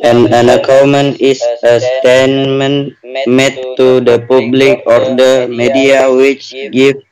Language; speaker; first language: English; non-native, learner; Indonesian